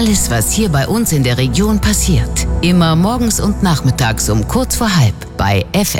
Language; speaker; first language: German; native; German